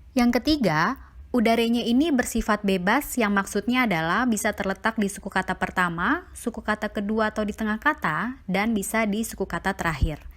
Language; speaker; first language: Indonesian; native; Indonesian